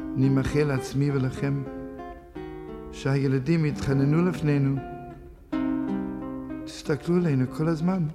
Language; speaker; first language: Hebrew; non-native, fluent; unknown